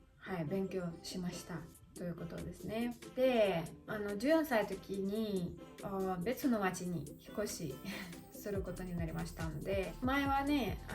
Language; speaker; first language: Japanese; non-native, learner; Russian